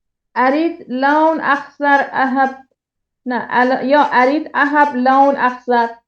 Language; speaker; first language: Arabic; non-native, learner; Persian